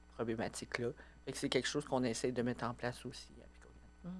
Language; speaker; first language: French; native; French